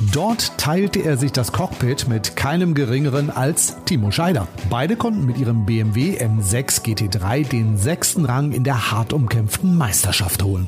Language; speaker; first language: German; native; German